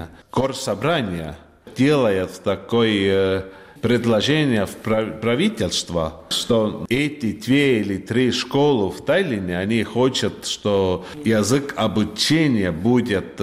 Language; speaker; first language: Russian; non-native, learner; Estonian